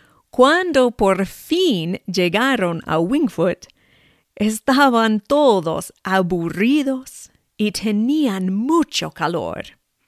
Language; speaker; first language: Spanish; non-native, fluent; English